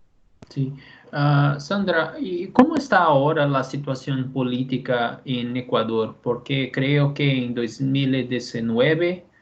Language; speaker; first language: Spanish; non-native, fluent; Portuguese